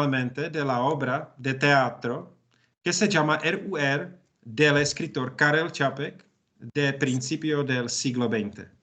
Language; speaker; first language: Spanish; non-native, learner; Czech